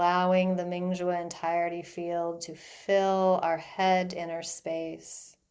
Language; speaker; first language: English; native; English